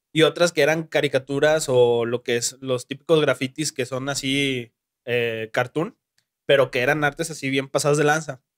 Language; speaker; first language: Spanish; native; Spanish